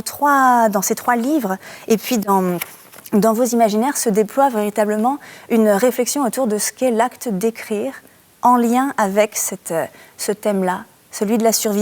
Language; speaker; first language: French; native; French